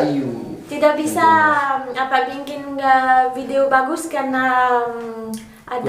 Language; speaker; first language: Indonesian; non-native, learner; French